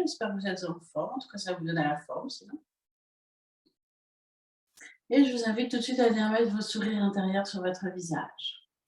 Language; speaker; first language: French; native; French